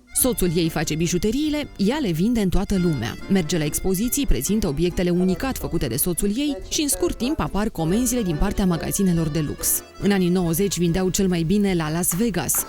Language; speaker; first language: Romanian; native; Romanian